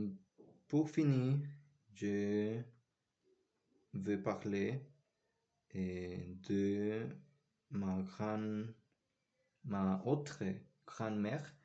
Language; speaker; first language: French; non-native, learner; Spanish